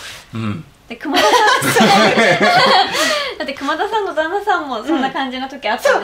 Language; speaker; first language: Japanese; native; Japanese